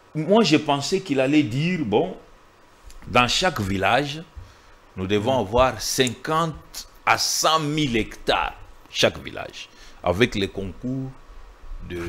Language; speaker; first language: French; non-native, local second language; Swahili